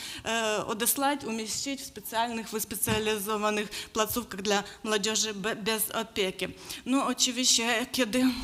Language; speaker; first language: Polish; non-native, learner; Ukrainian